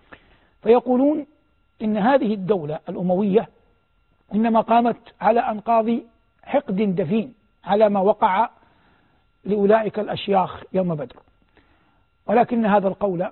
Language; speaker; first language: Arabic; native; Arabic